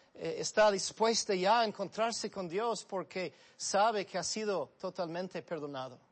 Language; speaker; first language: Spanish; non-native, fluent; English